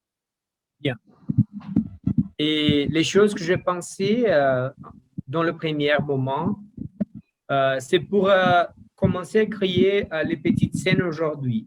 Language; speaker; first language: French; non-native, learner; Portuguese